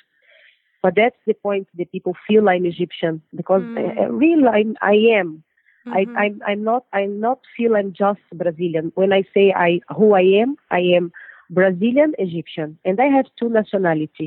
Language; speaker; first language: English; non-native, learner; Portuguese